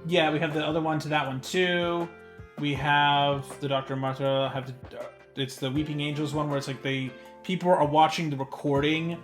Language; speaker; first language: English; native; English